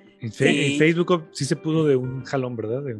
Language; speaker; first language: Spanish; native; Spanish